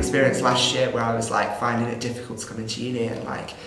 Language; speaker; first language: English; native; English